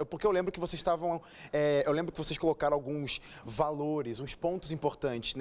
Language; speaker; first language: Portuguese; native; Portuguese